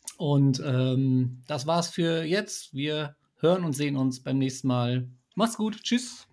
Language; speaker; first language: German; native; German